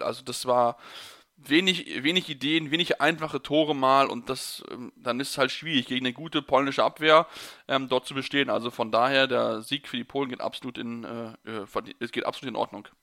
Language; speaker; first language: German; native; German